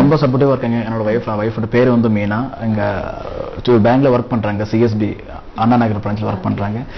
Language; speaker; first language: Tamil; non-native, local second language; Malayalam